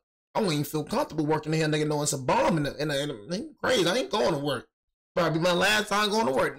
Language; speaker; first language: English; native; English